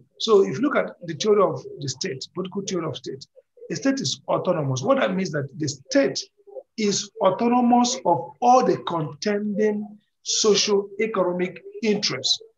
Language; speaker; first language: English; non-native, local second language; Igbo